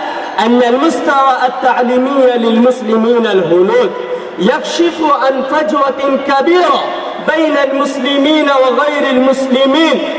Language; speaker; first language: Arabic; non-native, fluent; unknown